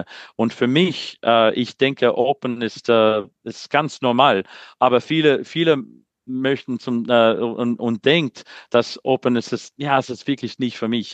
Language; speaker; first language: German; non-native, learner; English